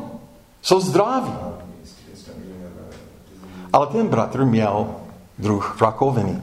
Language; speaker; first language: Czech; non-native, fluent; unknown